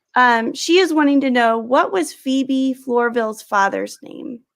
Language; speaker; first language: English; native; English